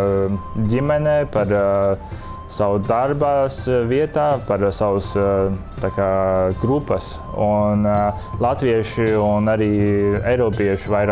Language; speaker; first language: Latvian; early bilingual, other home language; Chinese